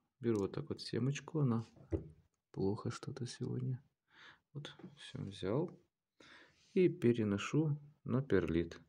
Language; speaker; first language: Russian; native; Russian